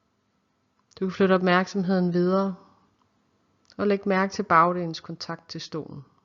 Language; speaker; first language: Danish; native; Danish